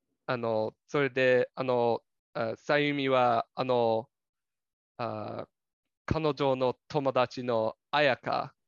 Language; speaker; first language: Japanese; non-native, learner; English